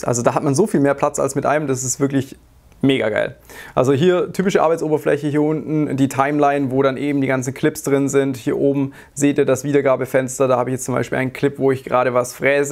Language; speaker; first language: German; native; German